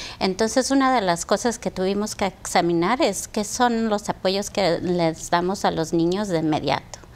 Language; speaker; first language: Spanish; early bilingual, heritage; Spanish